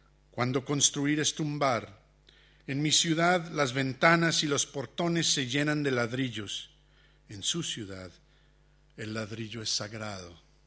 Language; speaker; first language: Spanish; early bilingual, heritage; Spanish